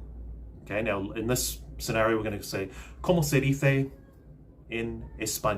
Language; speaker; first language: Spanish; non-native, fluent; English